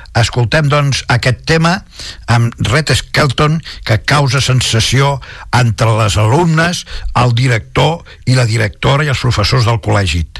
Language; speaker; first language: Catalan; non-native, local second language; Spanish